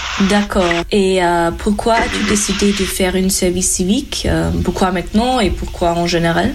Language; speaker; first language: French; non-native, fluent; German